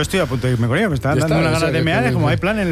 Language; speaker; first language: Spanish; native; Spanish